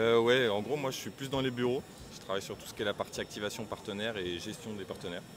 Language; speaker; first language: French; native; French